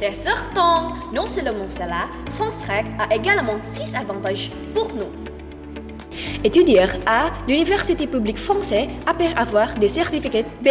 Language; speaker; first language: French; non-native, learner; Indonesian